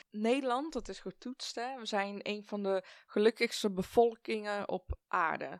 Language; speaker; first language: Dutch; early bilingual, other home language; Persian